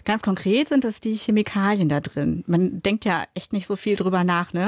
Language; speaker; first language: German; native; German